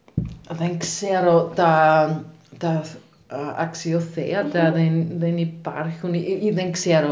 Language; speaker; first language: Greek; non-native, learner; German